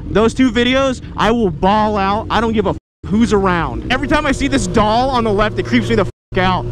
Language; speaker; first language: English; native; English